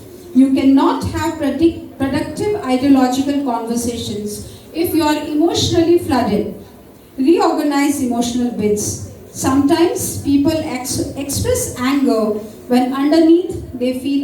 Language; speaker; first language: English; non-native, local second language; Marathi